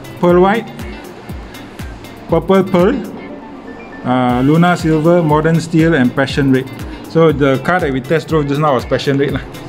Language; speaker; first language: English; non-native, local second language; Malay